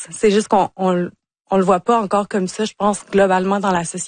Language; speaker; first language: French; native; French